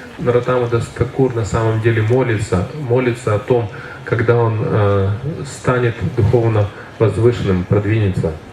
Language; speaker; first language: Russian; native; Russian